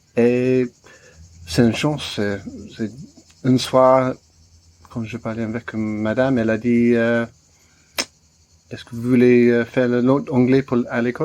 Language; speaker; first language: French; non-native, learner; English